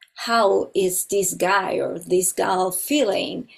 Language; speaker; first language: English; non-native, fluent; Italian